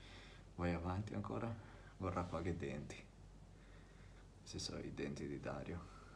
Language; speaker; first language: Italian; native; Italian